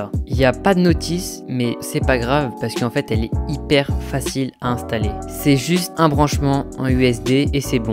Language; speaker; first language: French; native; French